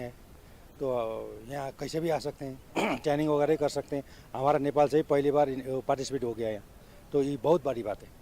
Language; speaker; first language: Hindi; non-native, fluent; Nepali